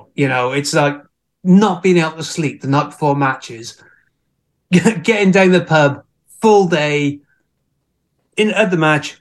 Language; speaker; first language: English; native; English